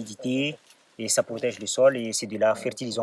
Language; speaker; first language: French; non-native, local second language; Malagasy